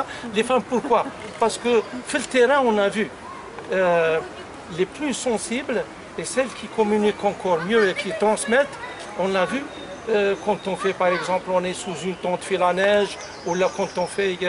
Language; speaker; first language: French; non-native, local second language; Arabic